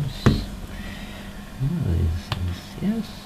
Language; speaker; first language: English; non-native, learner; Russian